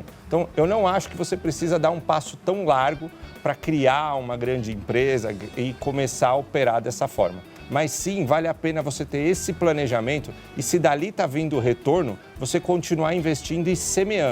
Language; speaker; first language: Portuguese; native; Portuguese